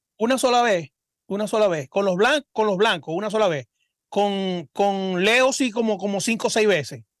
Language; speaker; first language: Spanish; native; Spanish